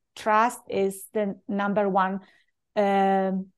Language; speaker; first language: English; non-native, fluent; Polish